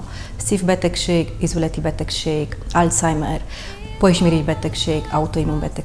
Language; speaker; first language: Hungarian; non-native, learner; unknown